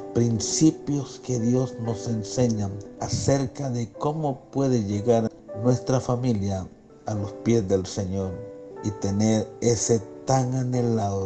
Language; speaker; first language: Spanish; native; Spanish